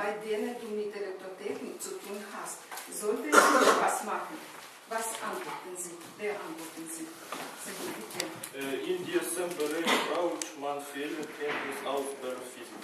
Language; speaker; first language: German; non-native, learner; Ukrainian